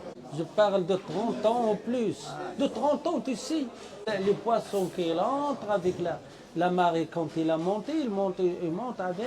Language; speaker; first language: French; non-native, learner; Arabic